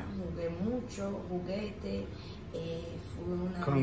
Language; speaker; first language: Spanish; native; Spanish